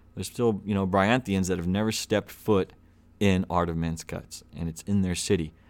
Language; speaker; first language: English; native; English